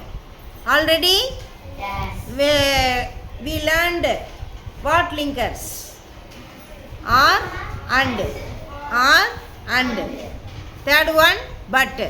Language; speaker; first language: English; non-native, local second language; Tamil